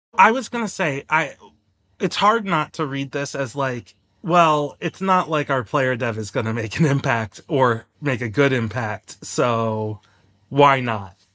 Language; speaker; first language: English; native; English